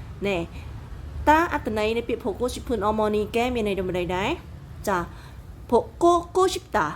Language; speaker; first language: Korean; non-native, fluent; Khmer